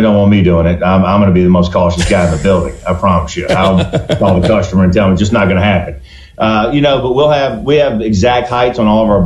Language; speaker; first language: English; native; English